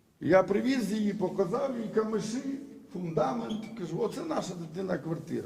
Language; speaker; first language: Ukrainian; native; Ukrainian